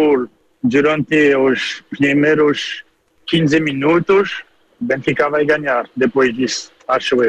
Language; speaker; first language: Portuguese; early bilingual, heritage; French